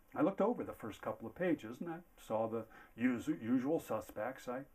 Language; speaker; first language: English; native; English